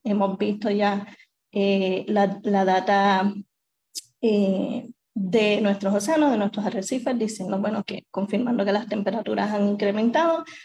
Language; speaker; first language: Spanish; native; Spanish